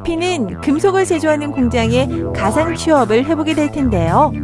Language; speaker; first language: Korean; native; Korean